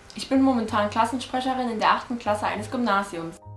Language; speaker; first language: German; native; German